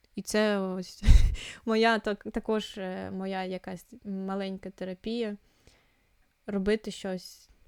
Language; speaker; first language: Ukrainian; non-native, local second language; Russian